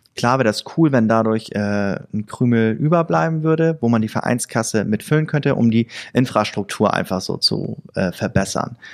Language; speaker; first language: German; native; German